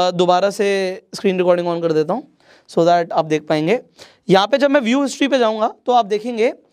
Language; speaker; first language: Hindi; non-native, local second language; Marathi